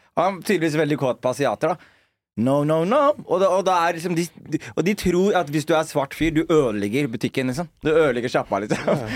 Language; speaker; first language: Norwegian; early bilingual, other home language; Somali